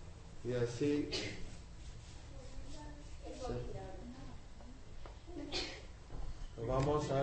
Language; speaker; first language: Spanish; non-native, learner; English